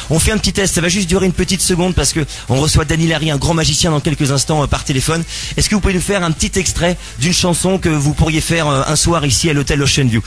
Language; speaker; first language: French; native; French